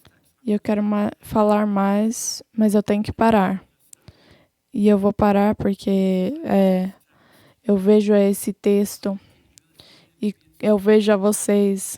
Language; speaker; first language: Portuguese; non-native, fluent; English